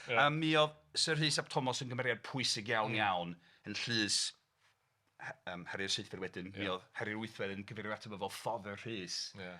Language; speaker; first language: Welsh; native; Welsh